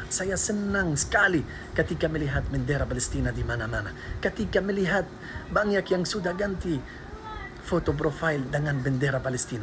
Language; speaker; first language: Indonesian; non-native, learner; Arabic